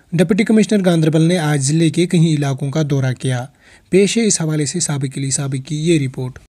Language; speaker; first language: Urdu; non-native, local second language; Kashmiri